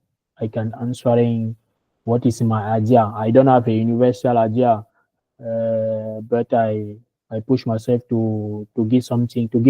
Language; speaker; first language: English; non-native, learner; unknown